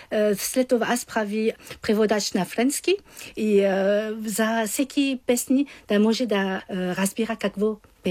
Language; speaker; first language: Bulgarian; non-native, learner; French